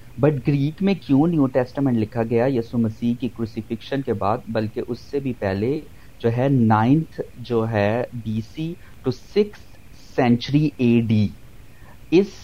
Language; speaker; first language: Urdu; non-native, local second language; Punjabi